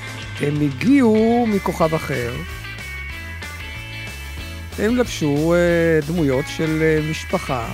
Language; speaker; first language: Hebrew; native; Hebrew